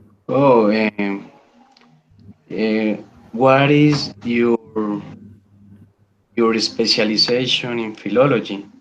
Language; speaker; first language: English; non-native, learner; Spanish